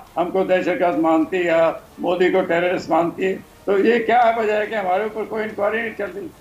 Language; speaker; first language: Hindi; native; Hindi